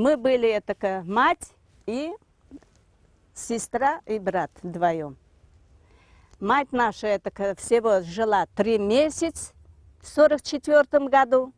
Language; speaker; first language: Russian; non-native, local second language; Crimean Tatar